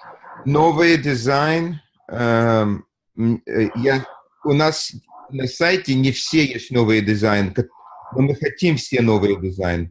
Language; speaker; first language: Russian; early bilingual, heritage; Russian